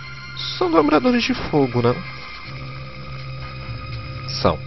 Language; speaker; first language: Portuguese; native; Portuguese